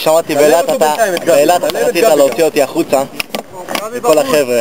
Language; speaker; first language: Hebrew; native; Hebrew